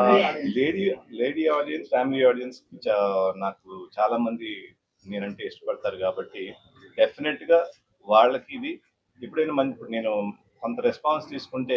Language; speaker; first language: Telugu; native; Telugu